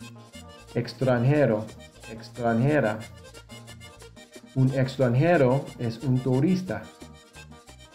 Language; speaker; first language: Spanish; non-native, fluent; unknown